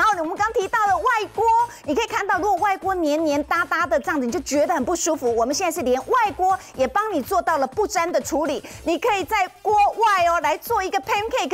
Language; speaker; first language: Chinese; native; Chinese